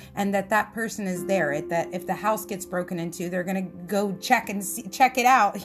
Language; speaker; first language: English; early bilingual, other home language; Italian